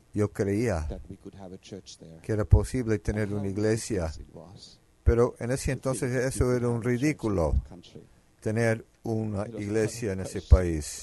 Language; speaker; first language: Spanish; non-native, fluent; Finnish